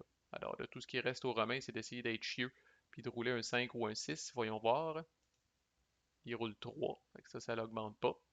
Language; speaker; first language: French; native; French